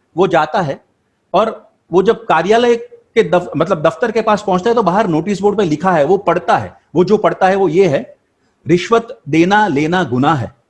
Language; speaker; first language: Hindi; non-native, local second language; Gujarati